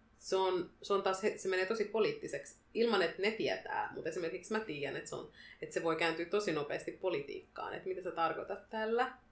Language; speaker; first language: Finnish; early bilingual, other home language; Bangla